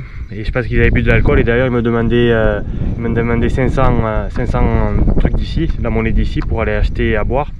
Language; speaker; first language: French; native; French